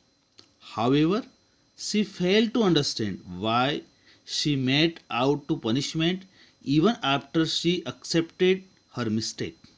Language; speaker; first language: English; non-native, local second language; Gujarati